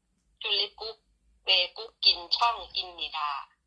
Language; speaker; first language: Korean; non-native, learner; Thai